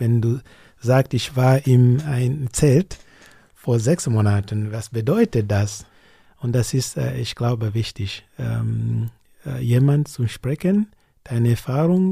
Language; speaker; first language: German; non-native, learner; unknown